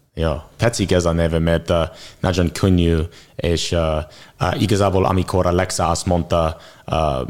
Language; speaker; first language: Hungarian; non-native, learner; English